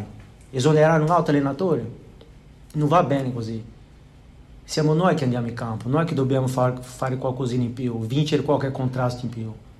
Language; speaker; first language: Italian; non-native, fluent; Portuguese